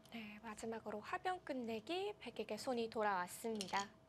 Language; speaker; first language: Korean; native; Korean